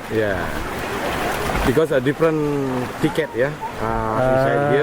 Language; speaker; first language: English; non-native, learner; Indonesian